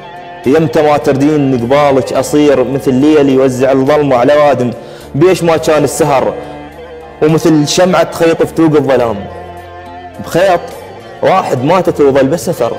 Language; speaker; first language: Arabic; native; Arabic